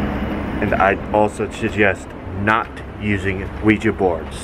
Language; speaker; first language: English; native; English